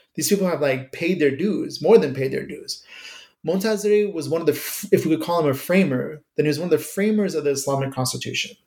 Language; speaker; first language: English; early bilingual, other home language; Persian